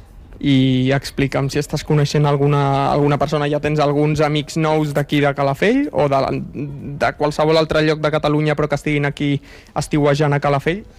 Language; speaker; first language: Catalan; native; Catalan